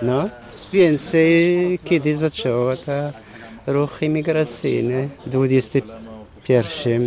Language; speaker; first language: Polish; non-native, fluent; Arabic